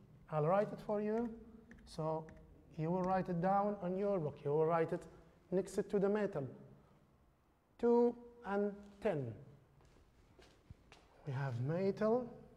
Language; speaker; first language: English; non-native, fluent; Arabic